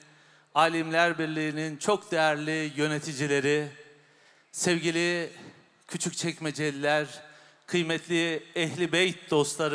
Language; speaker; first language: Turkish; native; Turkish